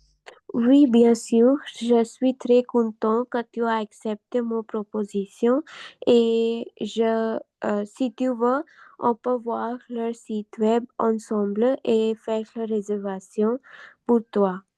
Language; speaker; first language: French; non-native, learner; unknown